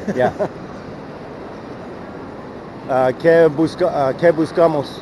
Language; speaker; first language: Spanish; non-native, learner; English